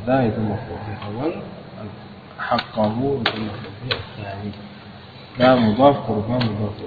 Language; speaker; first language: Arabic; non-native, fluent; Indonesian